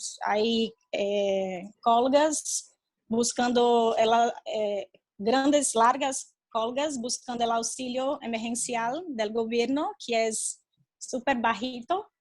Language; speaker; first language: Spanish; non-native, fluent; Portuguese